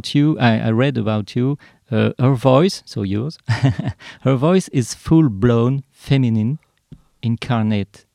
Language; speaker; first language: English; non-native, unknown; French